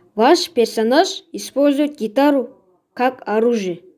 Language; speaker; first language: Russian; non-native, local second language; Kazakh